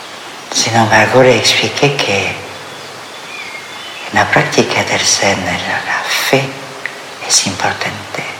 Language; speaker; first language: Spanish; non-native, fluent; French